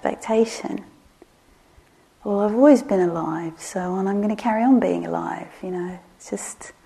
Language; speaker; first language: English; native; English